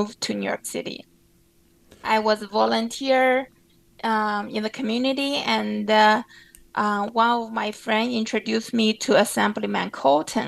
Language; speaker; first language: English; non-native, fluent; Chinese